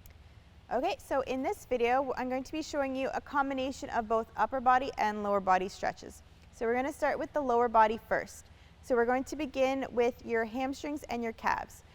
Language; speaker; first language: English; native; English